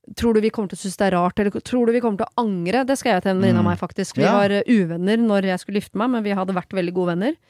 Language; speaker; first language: Norwegian; native; Norwegian